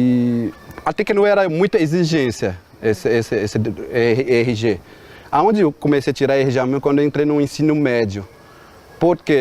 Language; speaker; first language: Portuguese; non-native, local second language; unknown